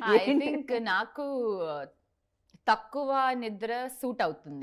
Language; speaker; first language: Telugu; non-native, learner; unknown